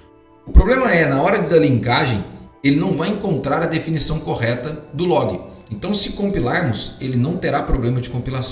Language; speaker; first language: Portuguese; native; Portuguese